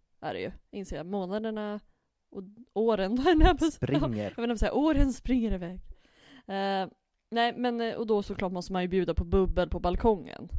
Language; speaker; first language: Swedish; native; Swedish